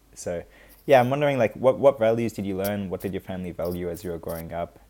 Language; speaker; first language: English; early bilingual, other home language; Hindi